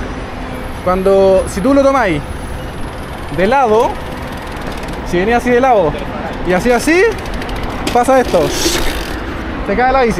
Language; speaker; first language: Spanish; native; Spanish